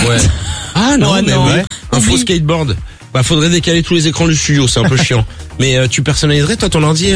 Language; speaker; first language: French; native; French